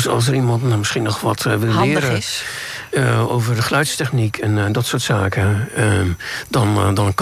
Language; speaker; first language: Dutch; native; Dutch